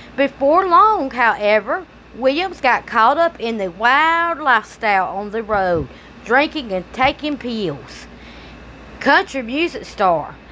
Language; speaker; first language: English; native; English